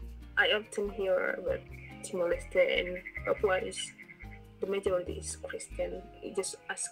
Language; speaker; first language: English; non-native, learner; Indonesian